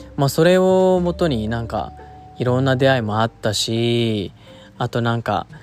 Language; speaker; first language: Japanese; early bilingual, other home language; Filipino